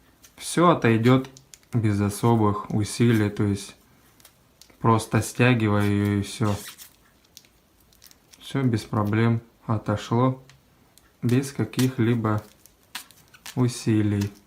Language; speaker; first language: Russian; native; Russian